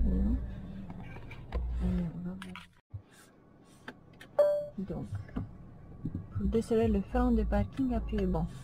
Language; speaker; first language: French; non-native, fluent; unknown